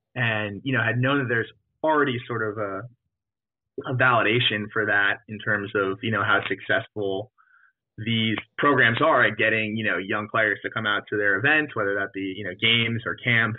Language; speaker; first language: English; native; English